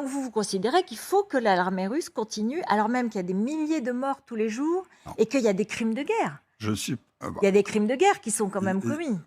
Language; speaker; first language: French; native; French